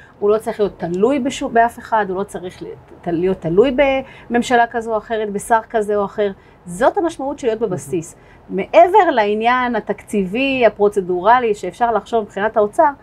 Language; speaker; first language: Hebrew; native; Hebrew